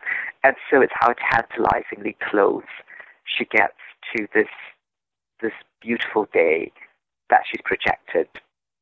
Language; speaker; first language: English; native; English